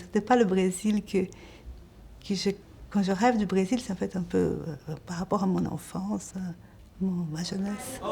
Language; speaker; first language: French; non-native, fluent; Portuguese